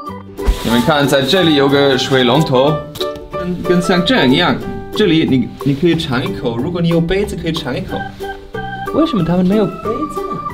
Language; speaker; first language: Chinese; non-native, fluent; German